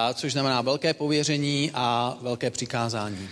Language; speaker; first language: Czech; native; Czech